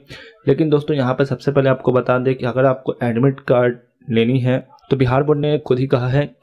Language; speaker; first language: Hindi; native; Hindi